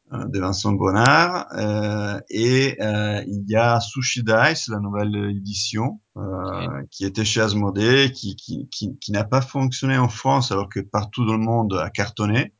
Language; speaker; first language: French; non-native, fluent; Italian